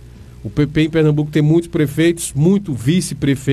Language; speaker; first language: Portuguese; native; Portuguese